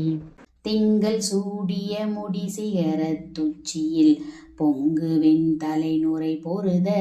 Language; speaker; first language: Tamil; native; Tamil